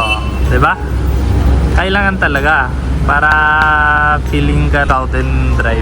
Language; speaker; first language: Filipino; non-native, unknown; Punjabi